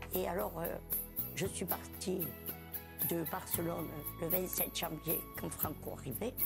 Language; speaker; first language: French; early bilingual, other home language; Catalan